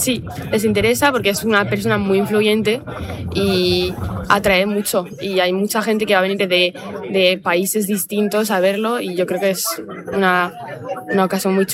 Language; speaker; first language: Spanish; non-native, fluent; French